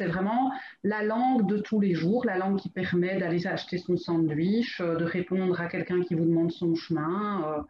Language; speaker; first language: French; native; French